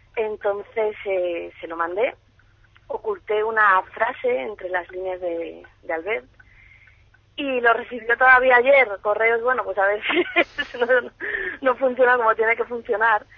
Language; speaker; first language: Spanish; native; Spanish